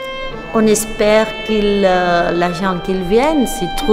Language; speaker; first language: French; non-native, learner; Catalan